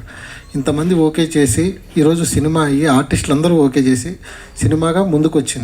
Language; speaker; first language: Telugu; native; Telugu